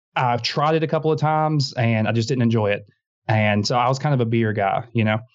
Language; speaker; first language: English; native; English